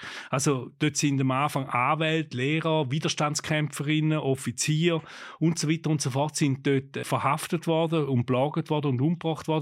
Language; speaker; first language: German; native; German